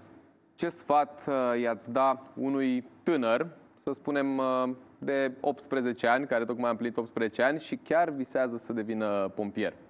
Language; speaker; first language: Romanian; native; Romanian